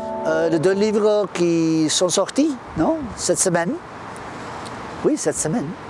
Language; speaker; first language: French; non-native, fluent; Spanish